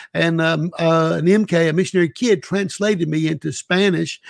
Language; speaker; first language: English; native; English